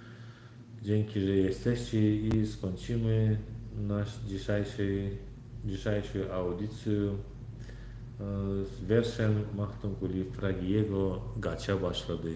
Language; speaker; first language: Polish; non-native, learner; Turkmen